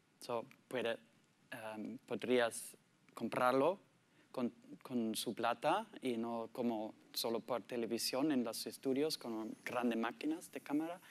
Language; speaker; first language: Spanish; non-native, learner; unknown